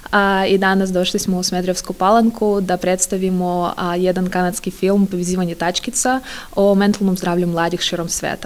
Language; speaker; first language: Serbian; non-native, fluent; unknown